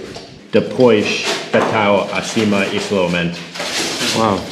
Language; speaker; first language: Portuguese; non-native, learner; English